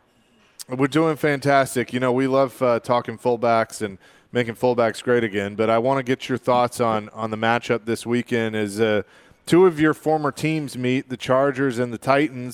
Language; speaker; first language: English; native; English